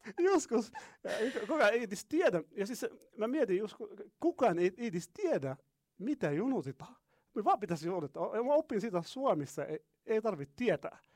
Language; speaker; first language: Finnish; non-native, learner; Arabic